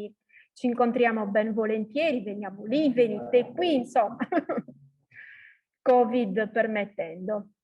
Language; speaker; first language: Italian; native; Italian